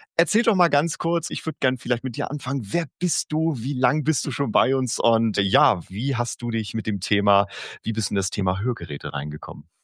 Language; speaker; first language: German; native; German